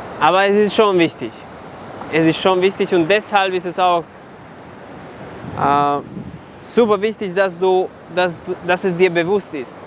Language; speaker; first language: German; non-native, fluent; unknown